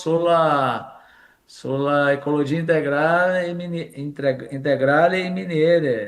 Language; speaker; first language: Italian; non-native, fluent; Portuguese